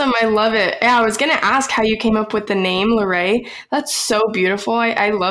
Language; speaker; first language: English; native; English